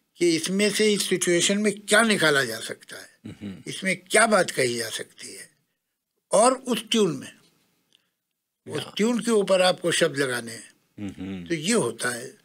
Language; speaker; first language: Hindi; native; Hindi